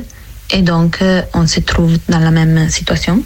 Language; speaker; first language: French; non-native, fluent; Italian